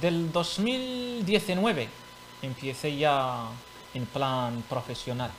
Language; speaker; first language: Spanish; non-native, fluent; Arabic